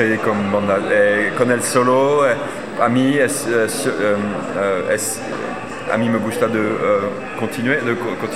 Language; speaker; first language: Spanish; non-native, learner; French